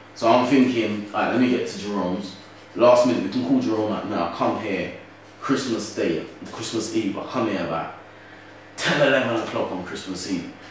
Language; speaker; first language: English; native; English